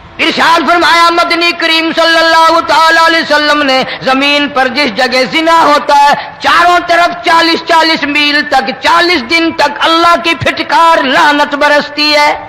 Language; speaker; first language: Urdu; non-native, local second language; Saraiki